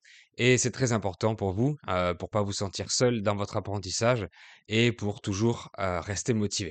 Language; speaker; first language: French; native; French